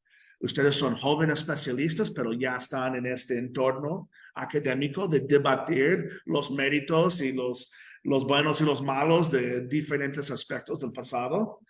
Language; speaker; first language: Spanish; non-native, fluent; English